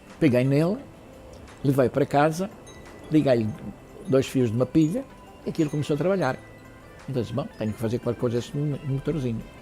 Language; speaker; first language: Portuguese; early bilingual, other home language; Italian